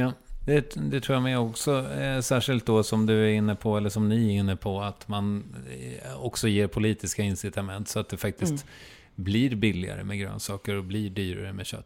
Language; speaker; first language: Swedish; native; Swedish